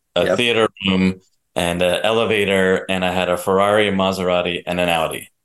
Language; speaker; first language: English; native; English